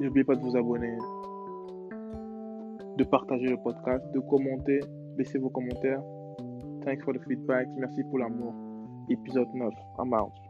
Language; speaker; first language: French; native; French